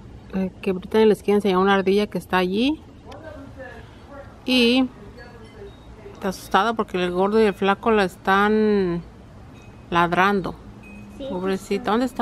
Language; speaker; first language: Spanish; native; Spanish